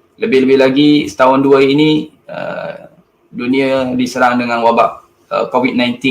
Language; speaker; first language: Malay; native; Malay